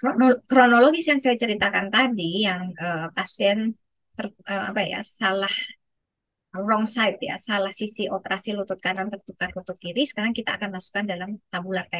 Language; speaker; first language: Indonesian; native; Indonesian